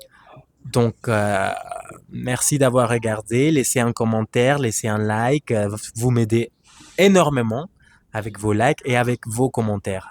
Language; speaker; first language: French; non-native, fluent; Spanish